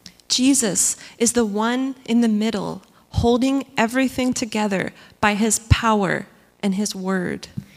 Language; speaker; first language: English; native; English